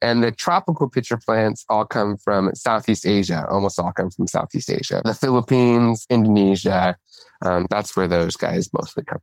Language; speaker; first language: English; native; English